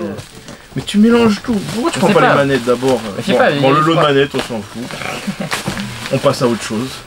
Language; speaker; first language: French; native; French